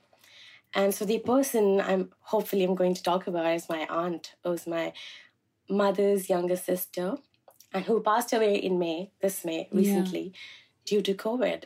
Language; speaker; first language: English; non-native, local second language; Malayalam